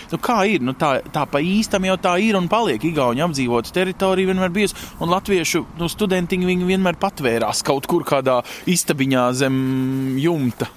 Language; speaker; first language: Latvian; native; Latvian